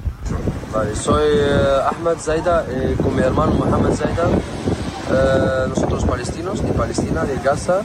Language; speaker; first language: Spanish; non-native, learner; Arabic